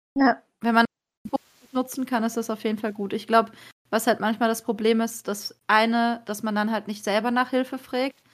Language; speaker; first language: German; early bilingual, other home language; Persian